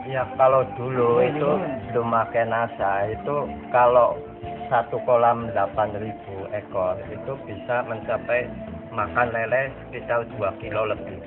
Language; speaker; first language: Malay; non-native, local second language; Javanese